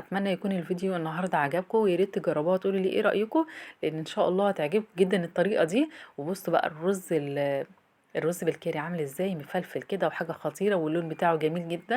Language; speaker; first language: Arabic; native; Arabic